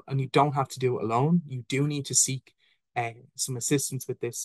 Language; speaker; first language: English; native; English